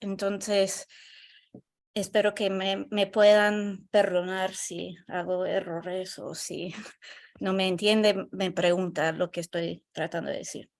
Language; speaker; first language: Spanish; non-native, learner; English